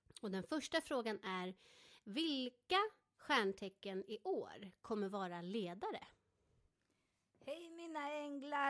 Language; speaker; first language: Swedish; non-native, fluent; Spanish